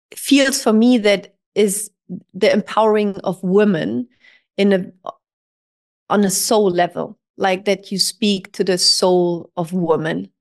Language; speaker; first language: English; non-native, fluent; German